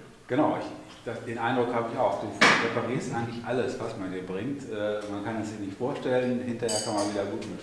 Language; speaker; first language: German; native; German